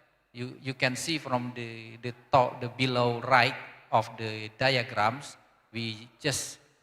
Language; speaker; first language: English; non-native, learner; Indonesian